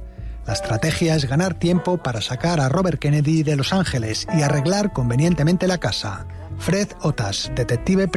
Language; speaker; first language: Spanish; native; Spanish